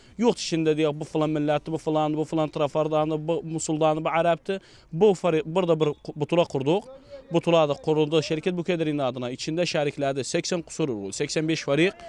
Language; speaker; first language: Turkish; native; Turkish